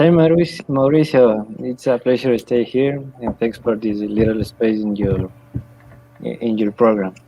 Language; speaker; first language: English; non-native, learner; Spanish